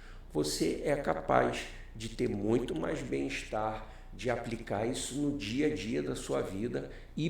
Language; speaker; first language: Portuguese; native; Portuguese